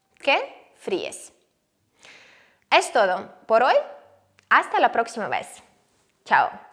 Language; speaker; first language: Spanish; non-native, fluent; Ukrainian